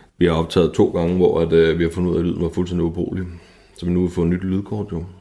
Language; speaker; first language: Danish; native; Danish